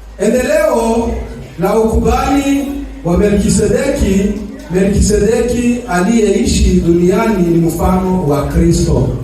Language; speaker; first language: Swahili; non-native, local second language; Kinyarwanda